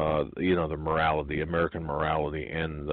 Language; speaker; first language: English; native; English